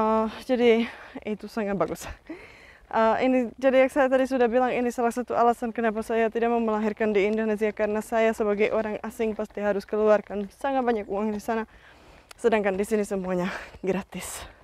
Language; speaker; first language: Indonesian; non-native, fluent; Czech